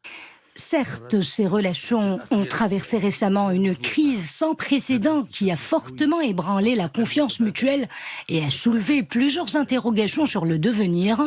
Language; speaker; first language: French; non-native, local second language; Arabic